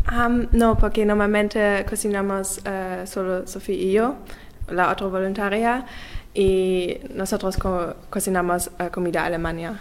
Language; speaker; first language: Spanish; non-native, learner; German